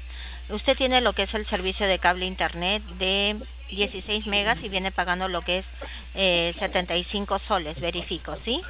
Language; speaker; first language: Spanish; native; Spanish